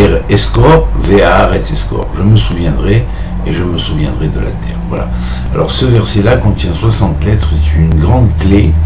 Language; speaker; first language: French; native; French